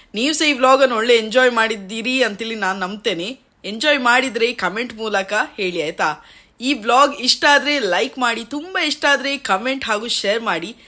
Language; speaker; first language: Kannada; native; Kannada